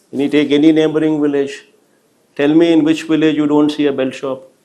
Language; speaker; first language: English; non-native, local second language; Telugu